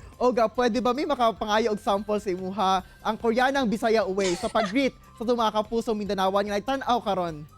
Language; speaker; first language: Cebuano; native; Cebuano